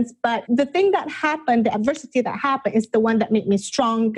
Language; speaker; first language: English; non-native, local second language; Malay